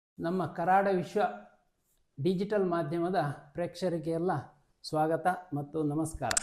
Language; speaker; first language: Kannada; non-native, local second language; Marathi